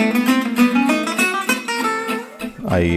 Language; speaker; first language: English; non-native, local second language; Odia